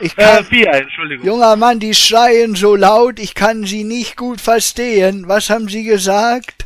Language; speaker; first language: German; native; German